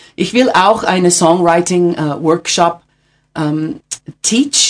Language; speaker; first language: German; non-native, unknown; English